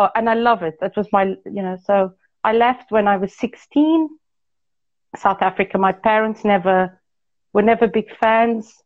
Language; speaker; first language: English; non-native, local second language; Portuguese